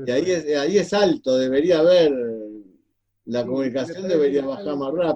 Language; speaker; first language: Spanish; native; Spanish